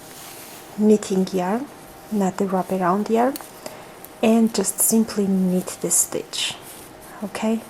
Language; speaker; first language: English; non-native, fluent; Georgian